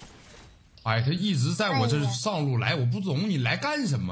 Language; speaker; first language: Chinese; native; Chinese